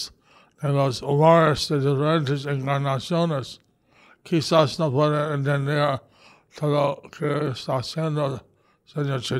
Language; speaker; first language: Spanish; non-native, learner; English